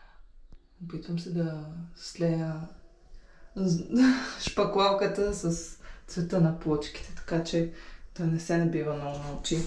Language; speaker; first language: Bulgarian; native; Bulgarian